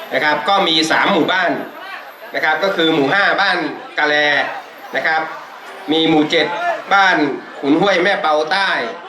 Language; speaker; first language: Thai; non-native, local second language; Hmong